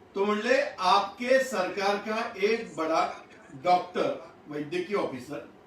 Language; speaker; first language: Hindi; non-native, local second language; Marathi